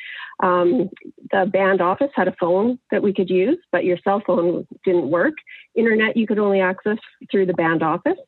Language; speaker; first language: English; native; English